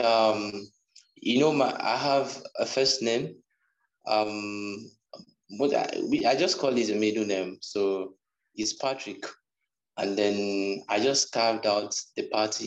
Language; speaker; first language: English; non-native, local second language; Igbo